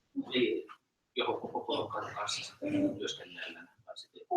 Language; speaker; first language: Finnish; native; Finnish